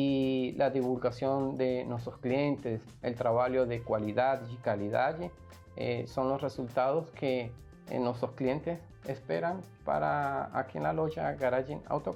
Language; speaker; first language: Portuguese; non-native, learner; Spanish